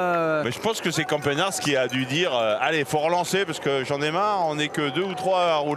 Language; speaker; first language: French; native; French